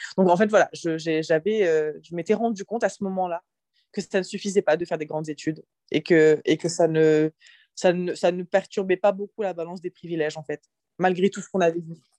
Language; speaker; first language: French; early bilingual, other home language; Arabic